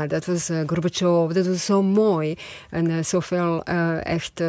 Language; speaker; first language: Dutch; non-native, fluent; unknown